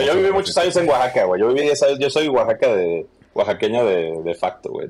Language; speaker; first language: Spanish; native; Spanish